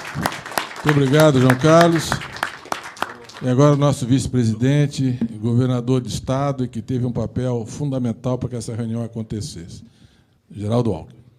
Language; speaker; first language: Portuguese; native; Portuguese